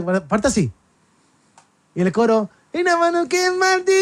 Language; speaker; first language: Spanish; native; Spanish